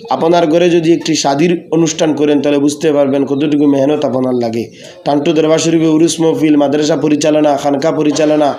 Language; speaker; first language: Bangla; non-native, local second language; Sylheti